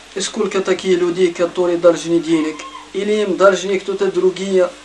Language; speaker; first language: Russian; non-native, fluent; Arabic